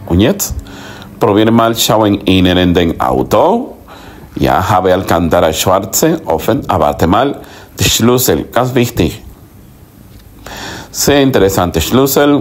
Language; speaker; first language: German; non-native, learner; Spanish